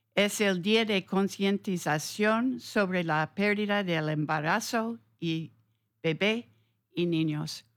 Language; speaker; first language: Spanish; non-native, fluent; English